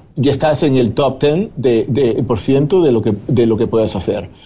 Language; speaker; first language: Spanish; native; Spanish